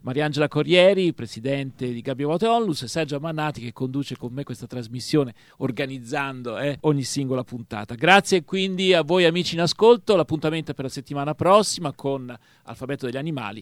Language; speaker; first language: Italian; native; Italian